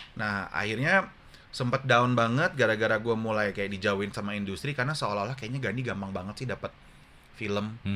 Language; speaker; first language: Indonesian; native; Indonesian